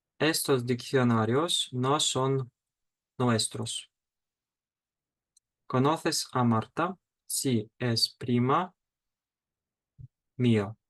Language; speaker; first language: Spanish; non-native, fluent; Ukrainian